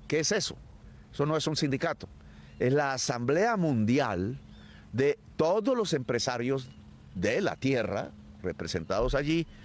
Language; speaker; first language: Spanish; native; Spanish